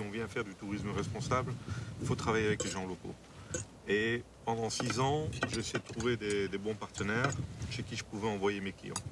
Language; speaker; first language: French; native; French